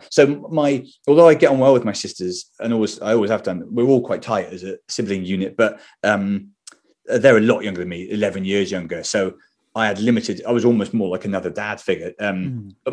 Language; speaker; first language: English; native; English